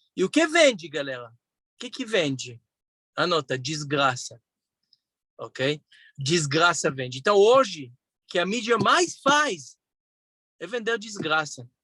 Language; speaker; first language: Portuguese; non-native, fluent; Hebrew